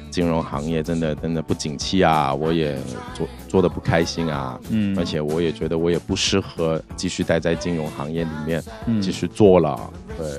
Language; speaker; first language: Chinese; non-native, local second language; Cantonese